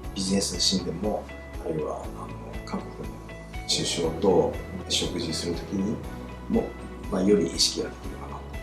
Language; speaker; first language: Japanese; non-native, fluent; Chinese